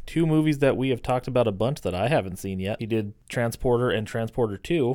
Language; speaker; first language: English; native; English